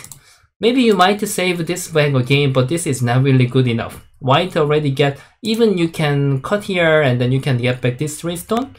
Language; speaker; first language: English; non-native, fluent; Korean